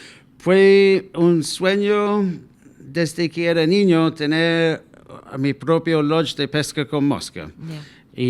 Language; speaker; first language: Spanish; non-native, fluent; English